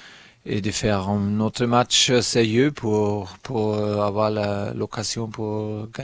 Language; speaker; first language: French; non-native, learner; German